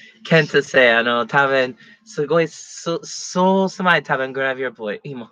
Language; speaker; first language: Japanese; non-native, learner; English